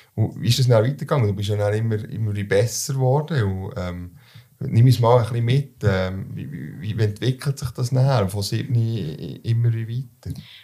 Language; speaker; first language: German; native; German